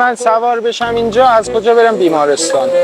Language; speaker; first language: Persian; native; Persian